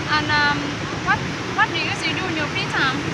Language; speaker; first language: English; non-native, learner; Vietnamese